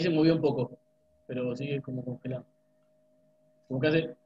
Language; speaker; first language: Spanish; native; Spanish